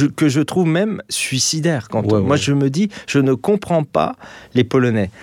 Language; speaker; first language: French; native; French